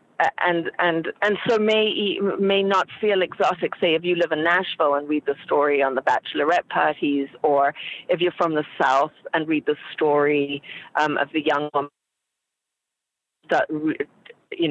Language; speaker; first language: English; native; English